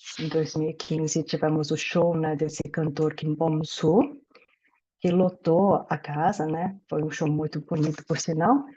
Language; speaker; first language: Portuguese; early bilingual, other home language; Korean